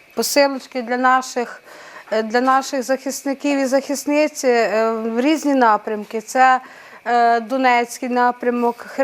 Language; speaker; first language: Ukrainian; native; Ukrainian